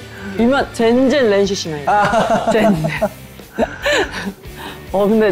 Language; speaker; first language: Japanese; non-native, fluent; Korean